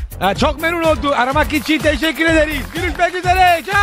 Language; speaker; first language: Turkish; non-native, learner; Italian